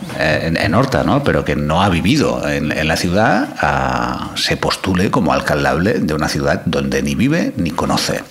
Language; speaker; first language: Spanish; non-native, local second language; Catalan